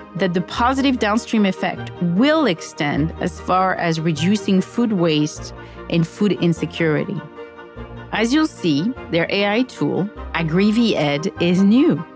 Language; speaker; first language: English; non-native, fluent; French